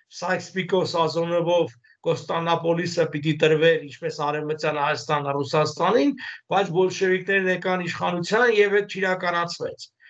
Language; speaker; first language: Armenian; native; Armenian